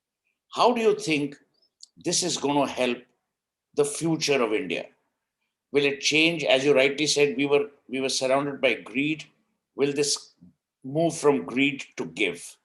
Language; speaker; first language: English; non-native, local second language; Hindi